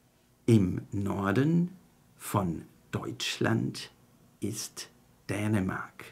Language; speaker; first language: German; non-native, fluent; Chinese